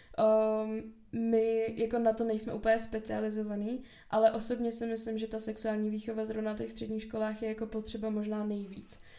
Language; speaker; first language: Czech; native; Czech